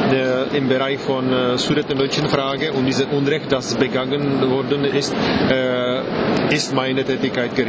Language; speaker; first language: German; non-native, fluent; Czech